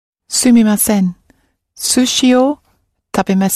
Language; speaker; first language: Japanese; non-native, learner; English